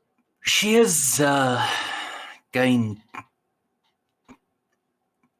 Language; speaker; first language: English; native; English